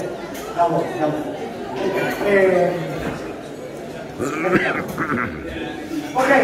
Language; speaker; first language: Portuguese; non-native, learner; Spanish